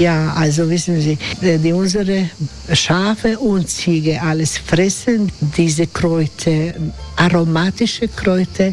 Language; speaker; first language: German; non-native, learner; Croatian